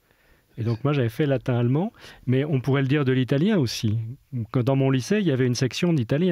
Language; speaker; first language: French; native; French